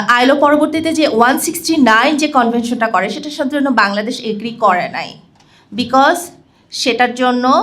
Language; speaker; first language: Bangla; non-native, local second language; Chakma